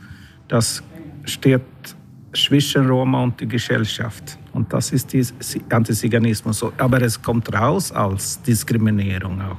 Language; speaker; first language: German; non-native, learner; Swedish